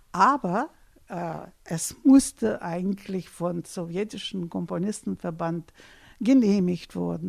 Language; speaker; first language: German; non-native, fluent; Russian